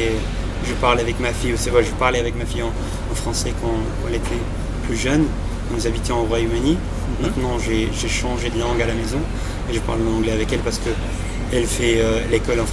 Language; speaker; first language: French; non-native, fluent; English